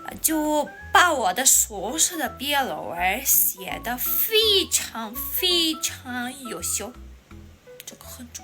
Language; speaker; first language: Chinese; non-native, fluent; Armenian